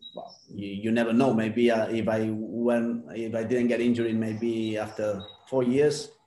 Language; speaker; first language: English; non-native, fluent; Spanish